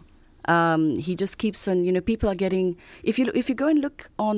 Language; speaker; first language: English; non-native, local second language; Urdu